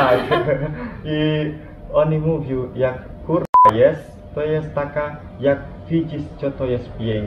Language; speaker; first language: Polish; non-native, learner; Balinese